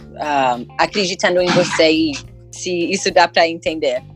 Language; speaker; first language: Portuguese; early bilingual, heritage; English